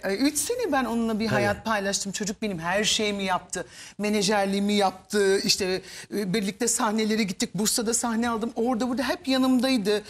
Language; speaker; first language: Turkish; early bilingual, heritage; Turkish